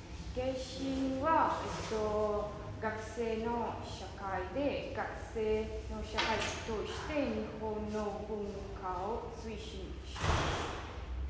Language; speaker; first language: Japanese; non-native, learner; Italian